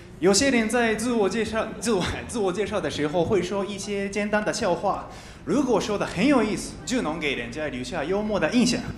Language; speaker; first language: Chinese; non-native, fluent; Japanese